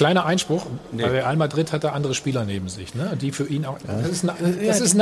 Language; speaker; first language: German; native; German